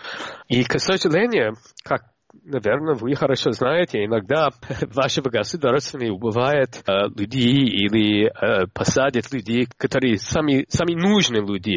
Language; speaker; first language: Russian; non-native, fluent; English